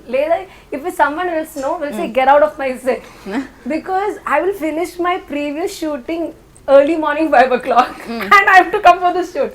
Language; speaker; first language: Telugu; non-native, learner; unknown